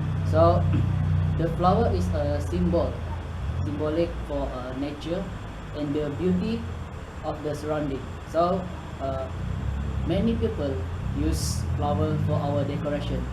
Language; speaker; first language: English; non-native, learner; Malay